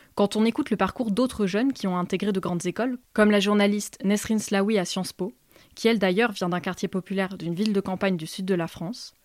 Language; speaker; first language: French; native; French